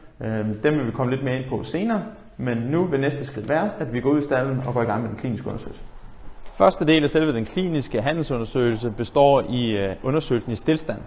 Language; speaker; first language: Danish; native; Danish